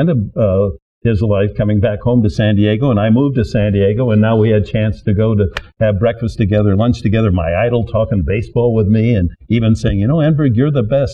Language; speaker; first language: English; native; English